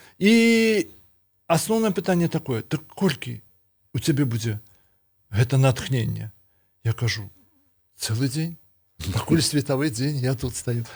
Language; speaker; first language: Belarusian; native; Belarusian